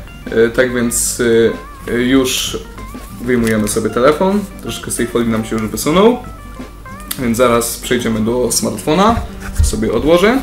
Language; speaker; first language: Polish; native; Polish